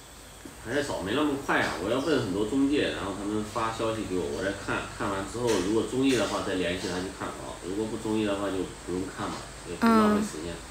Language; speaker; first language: Chinese; native; Chinese